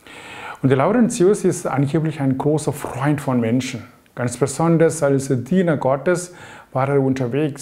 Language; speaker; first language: German; non-native, fluent; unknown